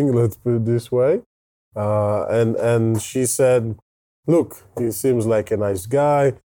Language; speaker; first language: English; non-native, fluent; Hebrew